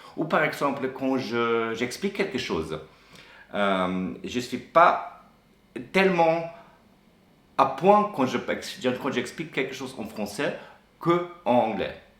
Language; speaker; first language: French; non-native, fluent; German